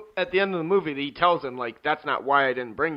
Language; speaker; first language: English; native; English